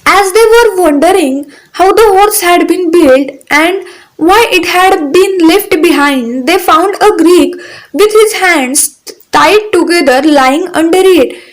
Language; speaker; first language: English; non-native, local second language; Marathi